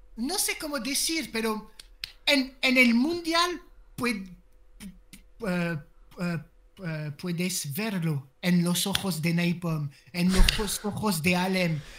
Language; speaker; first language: Spanish; non-native, learner; French